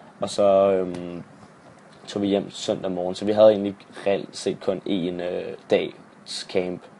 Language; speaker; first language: Danish; native; Danish